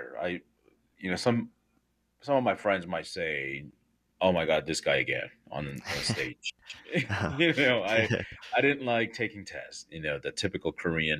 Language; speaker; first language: English; non-native, fluent; Korean